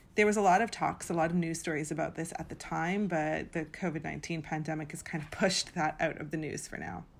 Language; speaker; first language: English; native; English